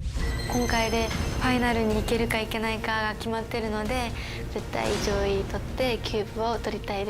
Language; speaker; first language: Japanese; native; Japanese